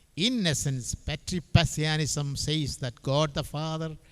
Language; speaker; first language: English; non-native, local second language; Malayalam